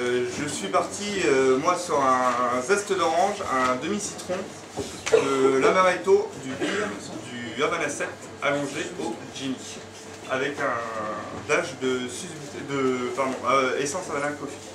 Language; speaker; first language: French; native; French